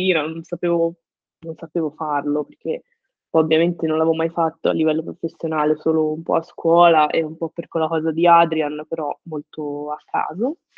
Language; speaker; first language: Italian; native; Italian